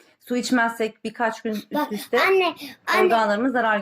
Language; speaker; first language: Turkish; native; Turkish